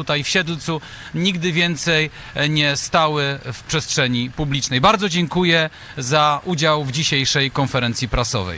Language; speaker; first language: Polish; native; Polish